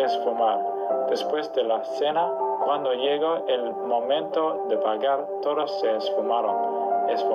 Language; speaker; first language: Spanish; non-native, learner; English